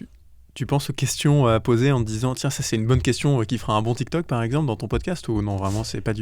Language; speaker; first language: French; native; French